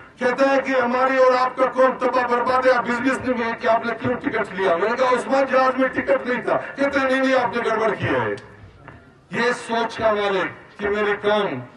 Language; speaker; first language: Urdu; non-native, local second language; Baluchi